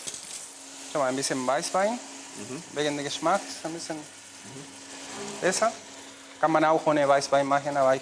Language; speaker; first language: German; non-native, learner; Spanish